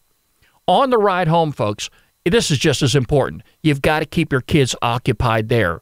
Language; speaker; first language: English; native; English